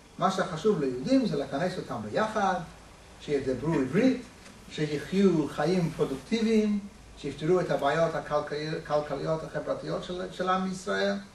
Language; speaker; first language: Hebrew; non-native, fluent; English